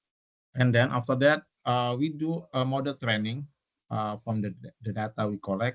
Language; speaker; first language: English; non-native, local second language; Indonesian